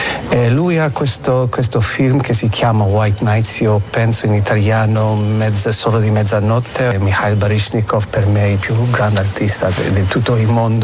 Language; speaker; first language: Italian; non-native, learner; English